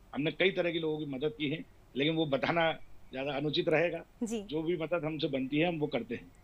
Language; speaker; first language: Hindi; native; Hindi